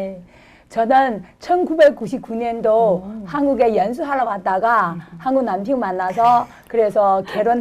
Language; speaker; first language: Korean; non-native, fluent; Chinese